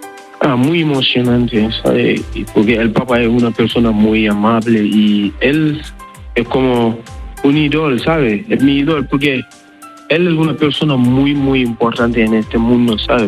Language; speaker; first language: Spanish; non-native, learner; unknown